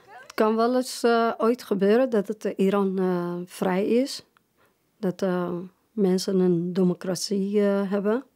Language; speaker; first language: Dutch; non-native, fluent; Persian